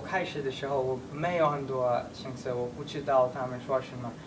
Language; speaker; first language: Chinese; non-native, learner; English